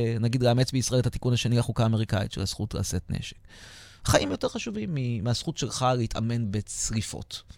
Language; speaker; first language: Hebrew; native; Hebrew